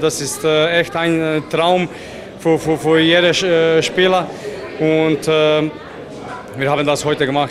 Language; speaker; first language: German; non-native, fluent; Croatian